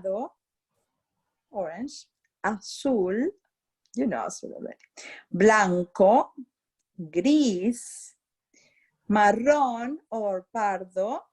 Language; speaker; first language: Spanish; non-native, fluent; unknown